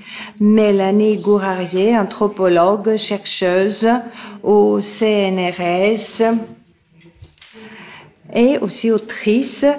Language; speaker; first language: French; non-native, fluent; Greek